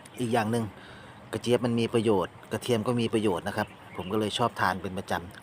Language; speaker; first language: Thai; native; Thai